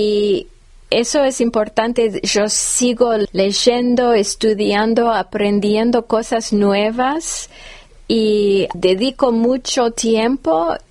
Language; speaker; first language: Spanish; non-native, fluent; English